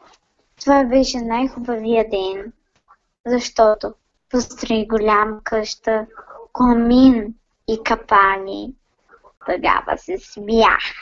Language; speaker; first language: Bulgarian; native; Bulgarian